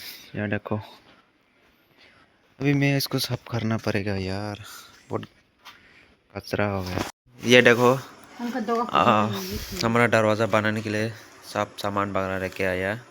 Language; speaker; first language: Hindi; non-native, local second language; Kok Borok